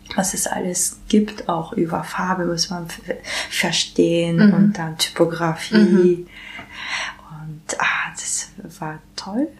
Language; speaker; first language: German; non-native, learner; Japanese